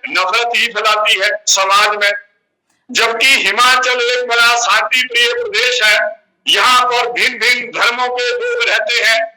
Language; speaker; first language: Hindi; native; Hindi